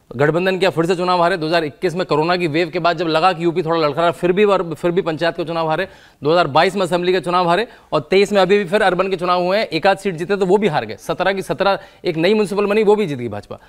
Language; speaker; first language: Hindi; native; Hindi